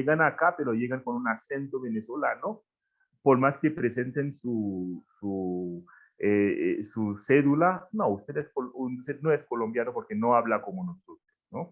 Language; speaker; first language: Spanish; non-native, fluent; Haitian Creole